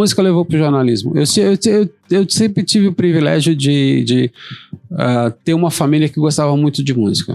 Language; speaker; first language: Portuguese; native; Portuguese